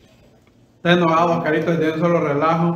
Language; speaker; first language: Spanish; native; Spanish